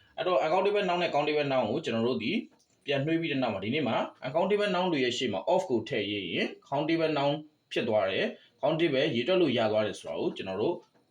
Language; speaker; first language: Burmese; native; Burmese